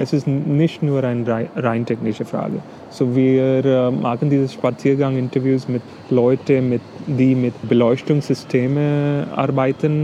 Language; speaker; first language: German; non-native, fluent; English